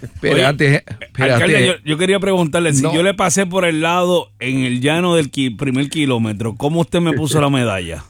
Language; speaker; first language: Spanish; native; Spanish